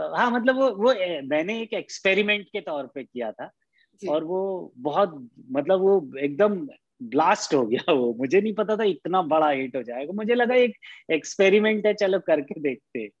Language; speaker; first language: Hindi; native; Hindi